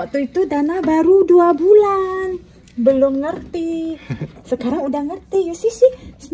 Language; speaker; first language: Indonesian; non-native, learner; Korean